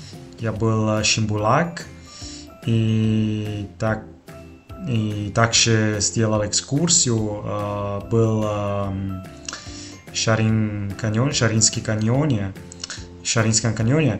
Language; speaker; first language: Russian; non-native, fluent; Italian